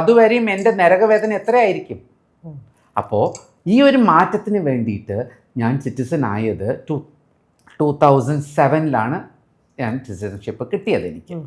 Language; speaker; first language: Malayalam; early bilingual, heritage; Malayalam